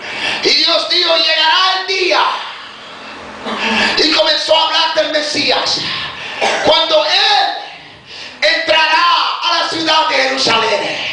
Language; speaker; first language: Spanish; native; Spanish